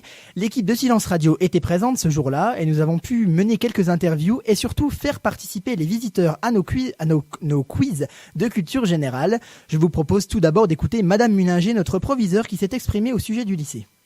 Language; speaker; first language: French; native; French